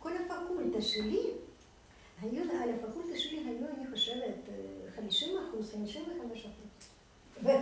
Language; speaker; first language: Hebrew; non-native, fluent; Russian